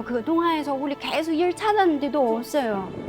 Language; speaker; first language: Korean; non-native, learner; Chinese